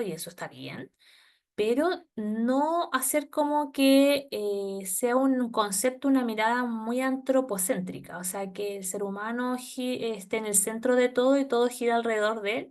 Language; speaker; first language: Spanish; native; Spanish